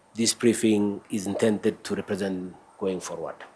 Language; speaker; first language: English; non-native, local second language; Amharic